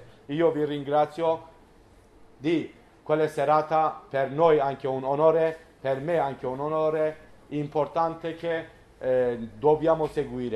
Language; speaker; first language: Italian; non-native, learner; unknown